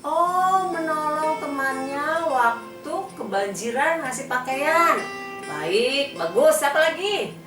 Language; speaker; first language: Indonesian; native; Indonesian